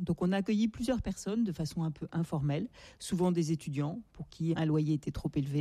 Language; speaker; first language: French; native; French